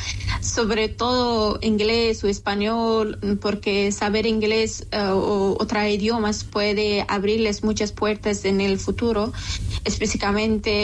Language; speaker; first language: Spanish; non-native, local second language; Persian